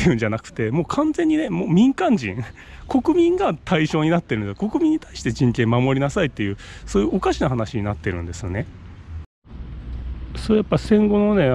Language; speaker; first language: Japanese; native; Japanese